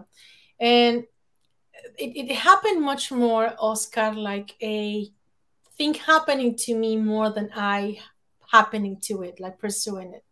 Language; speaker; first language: English; non-native, fluent; Spanish